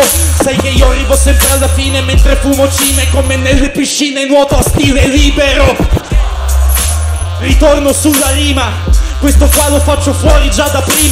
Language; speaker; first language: Italian; native; Italian